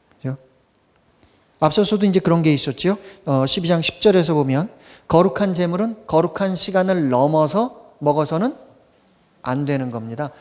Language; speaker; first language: Korean; native; Korean